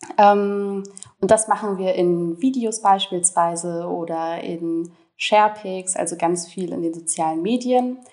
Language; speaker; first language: German; native; German